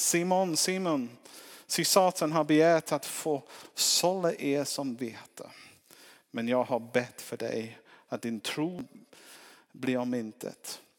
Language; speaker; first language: Swedish; non-native, fluent; English